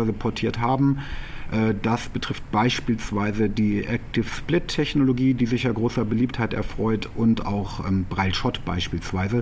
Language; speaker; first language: German; native; German